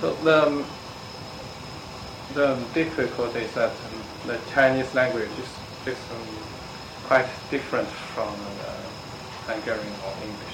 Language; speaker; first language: English; non-native, fluent; Chinese